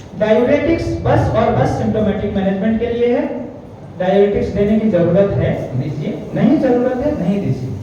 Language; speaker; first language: Hindi; native; Hindi